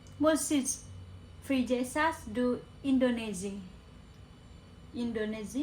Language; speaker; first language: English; non-native, learner; Indonesian